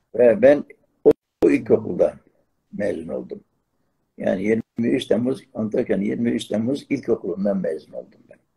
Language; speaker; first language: Turkish; non-native, local second language; Arabic